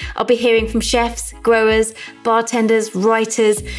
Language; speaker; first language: English; native; English